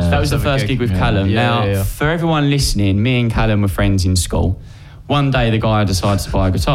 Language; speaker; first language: English; native; English